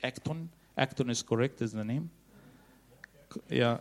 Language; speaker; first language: English; non-native, fluent; Arabic